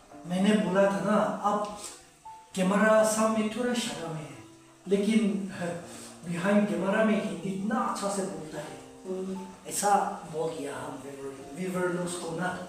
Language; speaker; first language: Hindi; non-native, local second language; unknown